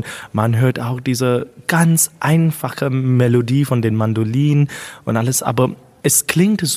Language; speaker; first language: German; non-native, fluent; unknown